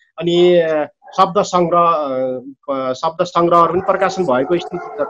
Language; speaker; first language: Nepali; non-native, local second language; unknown